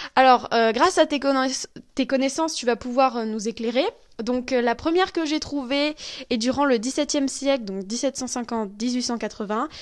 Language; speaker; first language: French; native; French